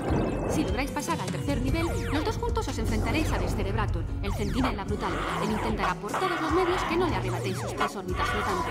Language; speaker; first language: Spanish; native; Spanish